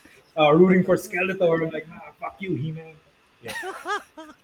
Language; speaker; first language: English; non-native, local second language; Filipino